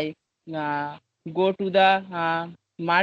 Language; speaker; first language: English; non-native, learner; Bangla